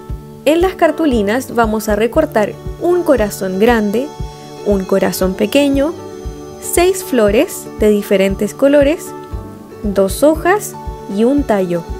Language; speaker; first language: Spanish; native; Spanish